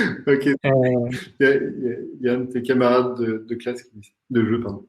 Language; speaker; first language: French; native; French